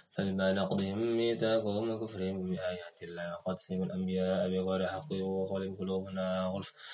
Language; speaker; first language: Arabic; non-native, learner; Indonesian